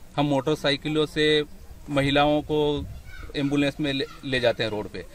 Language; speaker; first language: Hindi; native; Hindi